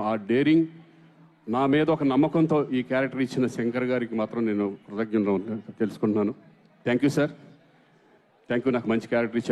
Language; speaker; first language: Telugu; native; Telugu